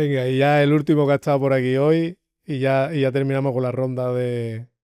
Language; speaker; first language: Spanish; native; Spanish